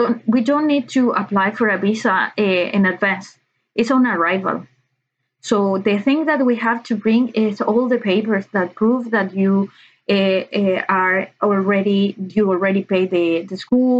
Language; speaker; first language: English; non-native, learner; Spanish